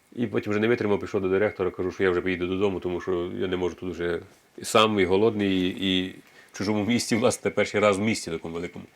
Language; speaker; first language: Ukrainian; native; Ukrainian